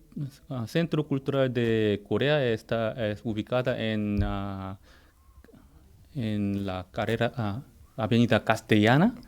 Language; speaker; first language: Spanish; non-native, fluent; Korean